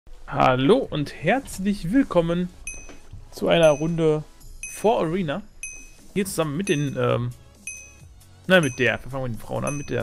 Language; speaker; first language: German; native; German